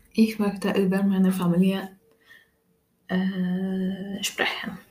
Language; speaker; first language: German; non-native, learner; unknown